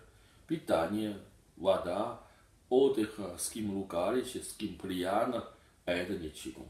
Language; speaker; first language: Russian; non-native, learner; Chinese